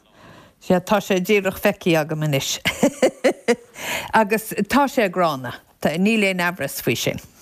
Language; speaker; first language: Irish; native; Irish